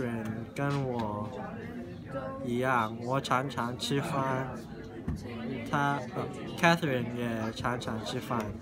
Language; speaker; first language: Chinese; non-native, learner; English